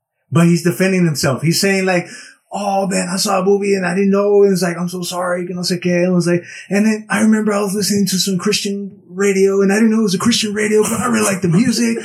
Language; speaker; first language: English; early bilingual, other home language; Spanish